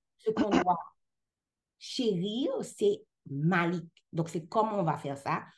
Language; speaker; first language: French; non-native, local second language; Haitian Creole